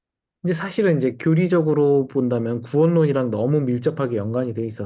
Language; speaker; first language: Korean; native; Korean